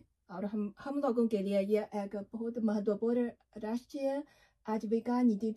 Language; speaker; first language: Hindi; non-native, learner; Chinese